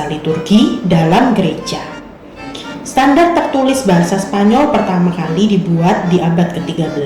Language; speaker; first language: Indonesian; native; Indonesian